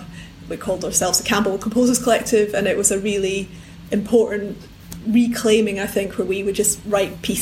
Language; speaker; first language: English; native; English